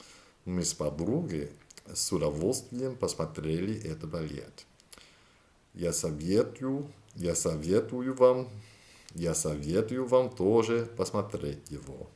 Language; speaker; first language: Russian; non-native, learner; English